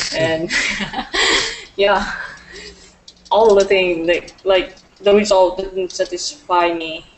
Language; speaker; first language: English; non-native, fluent; Vietnamese